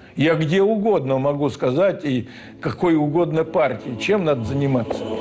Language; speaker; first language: Russian; native; Russian